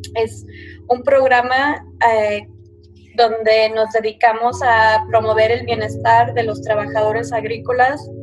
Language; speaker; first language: Spanish; early bilingual, heritage; Spanish